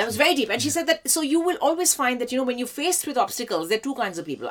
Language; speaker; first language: English; non-native, local second language; Hindi